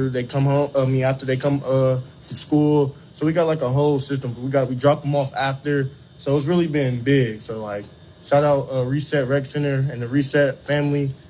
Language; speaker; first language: English; native; English